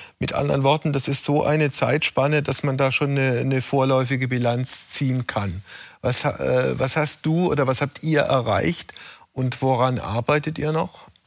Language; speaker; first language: German; native; German